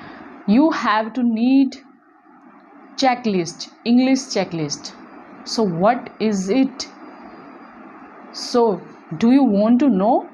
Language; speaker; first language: English; non-native, local second language; Hindi